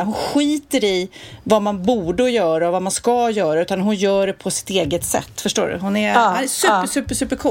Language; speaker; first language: Swedish; native; Swedish